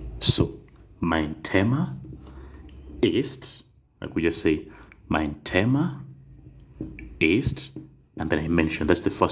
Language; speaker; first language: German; non-native, fluent; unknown